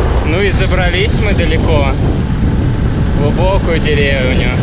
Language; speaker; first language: Russian; native; Russian